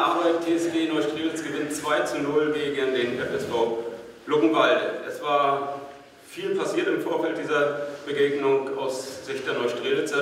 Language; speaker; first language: German; native; German